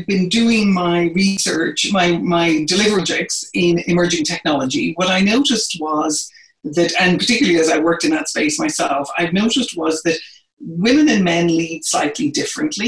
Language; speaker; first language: English; native; English